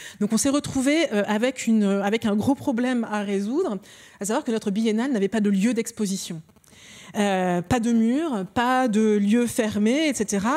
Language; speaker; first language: French; early bilingual, other home language; Lingala